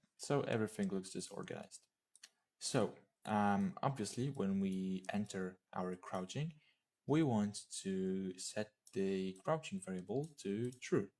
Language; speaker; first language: English; non-native, fluent; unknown